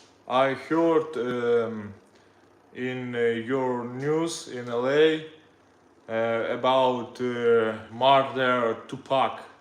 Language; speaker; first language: English; non-native, learner; Russian